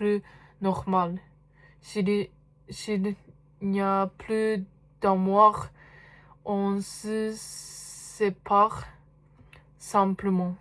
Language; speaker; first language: French; non-native, learner; Japanese